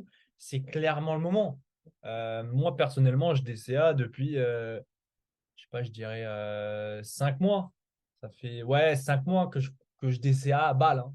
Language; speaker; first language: French; native; French